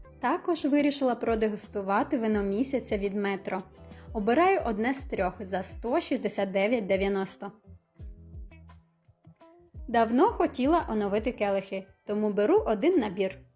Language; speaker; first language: Ukrainian; native; Ukrainian